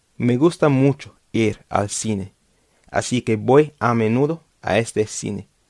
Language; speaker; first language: Spanish; non-native, fluent; English